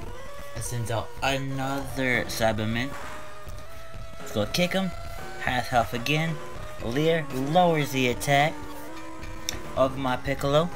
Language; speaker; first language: English; native; English